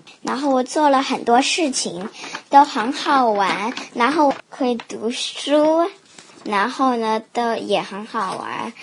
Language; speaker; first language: Chinese; early bilingual, heritage; Chinese